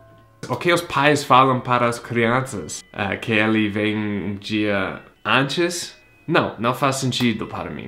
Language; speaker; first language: Portuguese; non-native, fluent; English